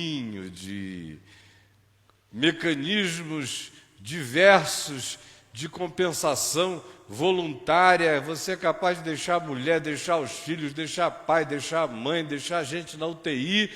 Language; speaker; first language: Portuguese; native; Portuguese